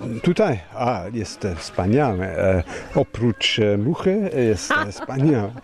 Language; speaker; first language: Polish; non-native, learner; English